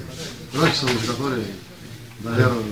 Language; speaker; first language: Italian; non-native, learner; Russian